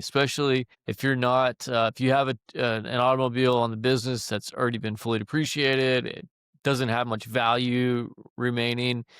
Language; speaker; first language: English; native; English